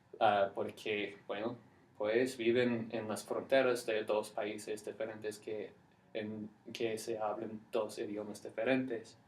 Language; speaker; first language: Spanish; non-native, fluent; English